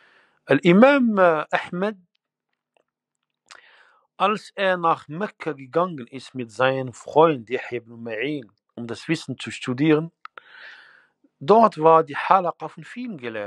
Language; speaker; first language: German; non-native, fluent; Arabic